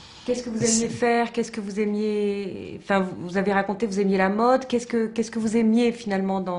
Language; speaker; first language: French; native; French